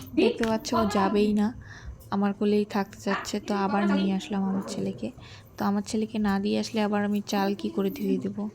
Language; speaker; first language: Bangla; non-native, local second language; Rangpuri